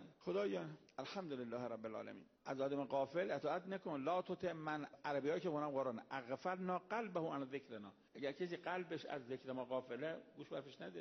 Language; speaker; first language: Persian; native; Persian